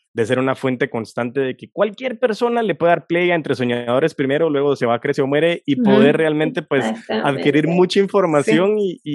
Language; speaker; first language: Spanish; native; Spanish